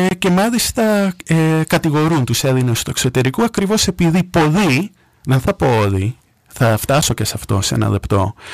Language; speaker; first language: Greek; early bilingual, heritage; Greek